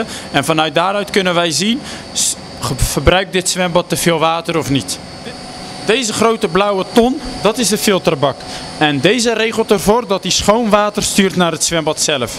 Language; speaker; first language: Dutch; native; Dutch